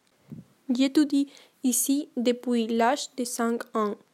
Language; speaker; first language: French; non-native, learner; Spanish